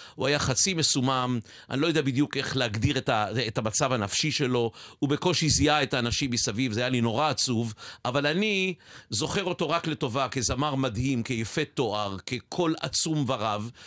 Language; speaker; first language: Hebrew; native; Hebrew